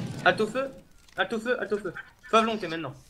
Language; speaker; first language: French; native; French